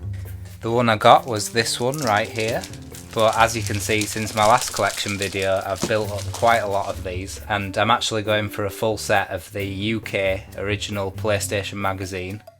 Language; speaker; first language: English; native; English